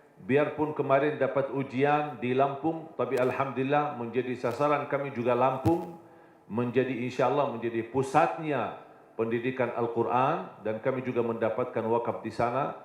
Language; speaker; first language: Indonesian; non-native, fluent; Arabic